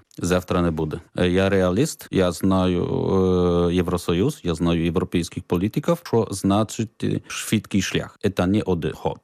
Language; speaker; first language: Ukrainian; non-native, learner; Polish